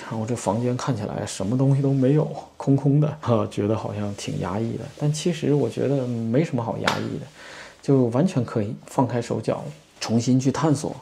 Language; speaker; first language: Chinese; native; Chinese